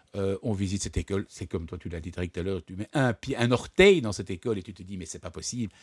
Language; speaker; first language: French; native; French